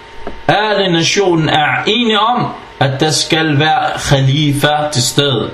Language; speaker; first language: Danish; early bilingual, other home language; Arabic